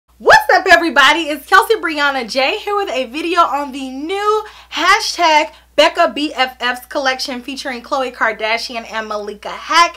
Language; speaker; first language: English; native; English